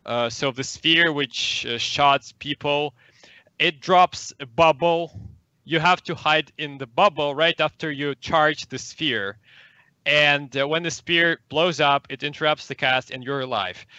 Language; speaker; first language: English; non-native, fluent; Russian